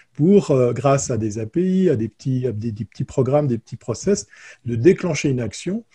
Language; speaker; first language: French; native; French